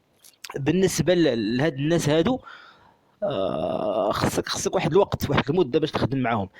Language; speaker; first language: Arabic; native; Arabic